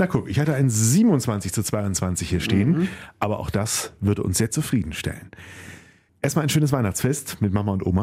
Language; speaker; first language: German; native; German